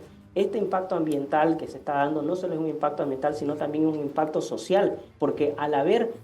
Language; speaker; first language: Spanish; native; Spanish